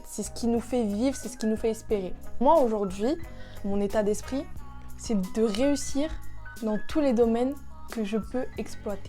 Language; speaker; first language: French; native; French